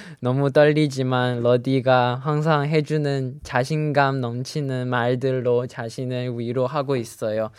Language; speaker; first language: Korean; non-native, fluent; Chinese